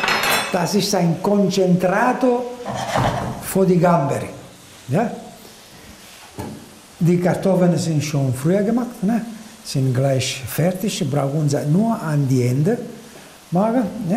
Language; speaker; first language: German; non-native, learner; Italian